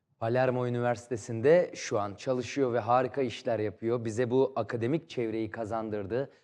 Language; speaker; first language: Turkish; native; Turkish